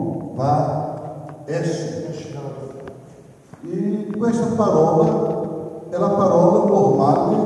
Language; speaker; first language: Italian; non-native, fluent; Portuguese